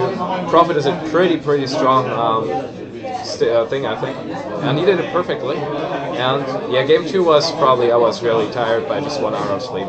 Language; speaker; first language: English; non-native, fluent; German